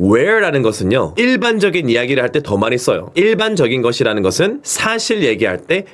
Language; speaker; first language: Korean; early bilingual, heritage; Korean